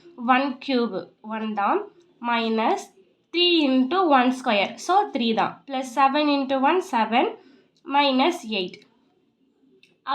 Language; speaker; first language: Tamil; native; Tamil